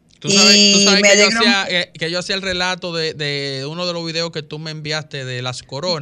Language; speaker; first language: Spanish; native; Spanish